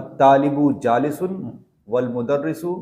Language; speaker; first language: Arabic; non-native, learner; Urdu